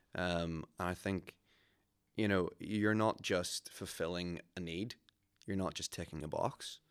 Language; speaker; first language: English; native; English